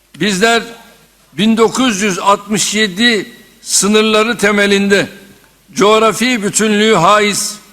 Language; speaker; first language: Turkish; native; Turkish